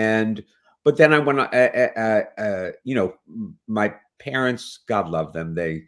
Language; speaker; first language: English; native; English